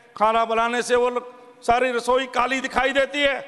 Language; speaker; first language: Hindi; native; Hindi